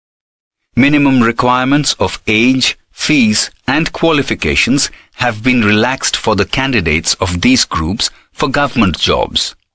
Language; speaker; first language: English; non-native, local second language; Gujarati